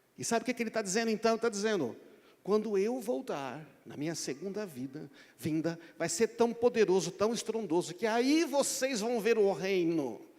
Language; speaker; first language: Portuguese; native; Portuguese